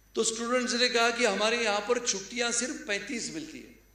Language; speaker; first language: Hindi; non-native, local second language; Marathi